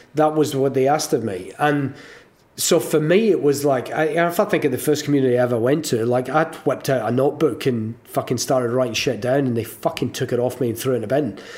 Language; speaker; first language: English; native; English